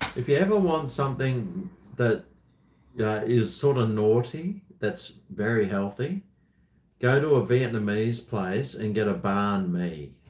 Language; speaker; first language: English; native; English